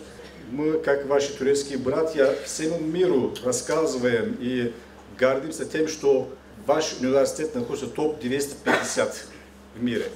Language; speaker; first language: Russian; non-native, fluent; Turkish